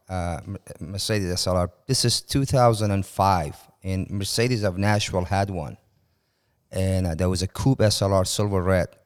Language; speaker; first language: English; non-native, fluent; Persian